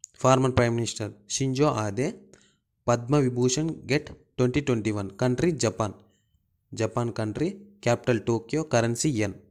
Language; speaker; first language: English; non-native, local second language; Telugu